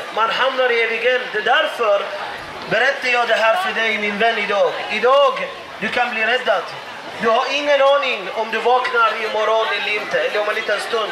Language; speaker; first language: Swedish; non-native, fluent; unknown